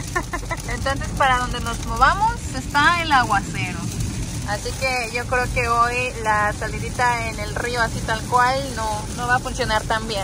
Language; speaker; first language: Spanish; native; Spanish